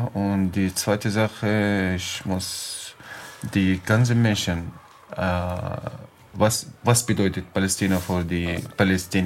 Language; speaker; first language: German; non-native, learner; Arabic